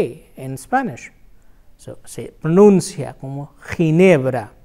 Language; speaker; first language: Spanish; non-native, fluent; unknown